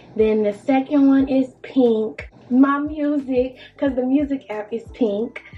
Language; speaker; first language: English; native; English